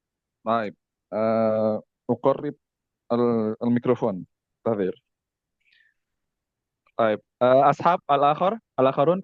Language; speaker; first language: Arabic; non-native, fluent; Indonesian